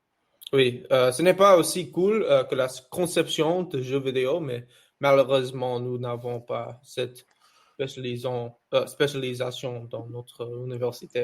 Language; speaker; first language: French; non-native, learner; English